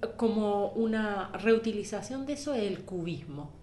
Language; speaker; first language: Spanish; native; Spanish